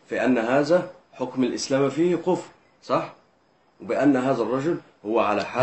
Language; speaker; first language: Arabic; native; Arabic